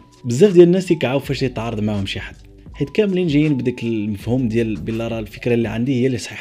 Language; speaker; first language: Arabic; native; Arabic